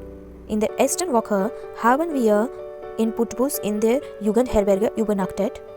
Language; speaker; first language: German; non-native, fluent; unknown